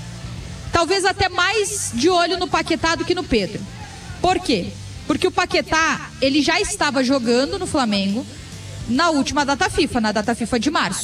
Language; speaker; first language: Portuguese; native; Portuguese